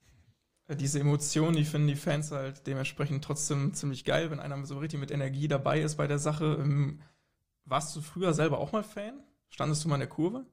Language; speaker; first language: German; native; German